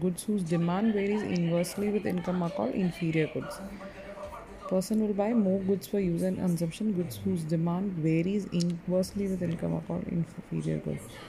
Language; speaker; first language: English; non-native, local second language; Malayalam